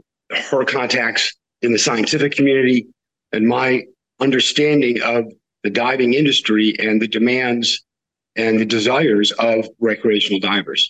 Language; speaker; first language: English; native; English